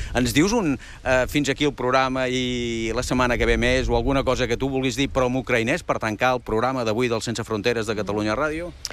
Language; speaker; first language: Catalan; native; Catalan